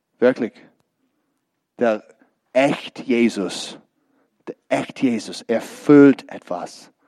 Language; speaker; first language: German; non-native, learner; English